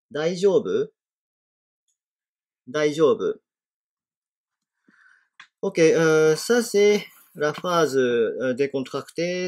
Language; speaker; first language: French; non-native, fluent; Japanese